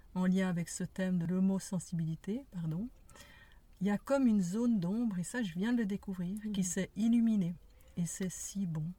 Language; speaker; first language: French; native; French